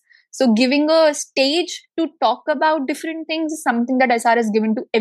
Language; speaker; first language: English; non-native, local second language; Hindi